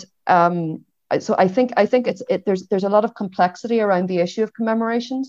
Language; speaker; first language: English; native; English